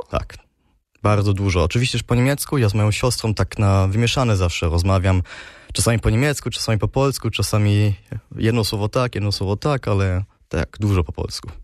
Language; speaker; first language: Polish; early bilingual, heritage; Polish